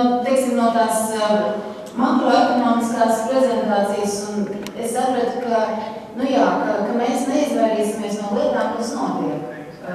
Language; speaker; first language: Latvian; native; Latvian